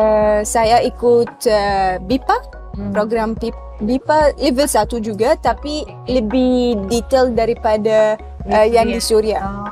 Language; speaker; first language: Indonesian; non-native, learner; Arabic